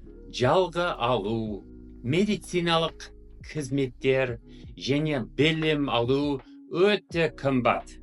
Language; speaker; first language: Kazakh; non-native, fluent; English